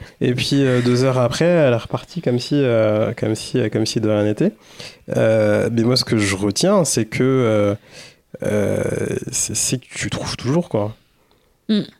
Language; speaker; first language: French; early bilingual, other home language; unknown